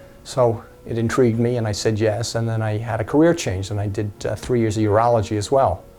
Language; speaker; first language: English; native; English